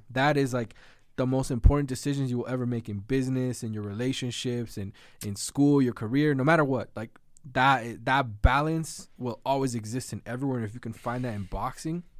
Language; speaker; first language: English; native; English